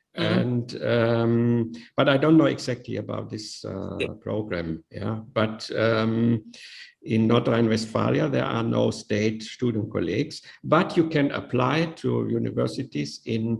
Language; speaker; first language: English; non-native, fluent; Indonesian